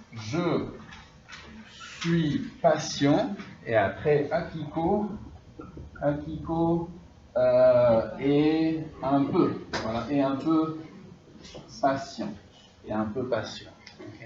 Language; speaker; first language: French; non-native, fluent; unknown